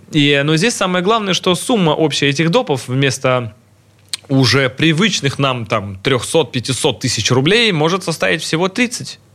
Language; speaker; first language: Russian; native; Russian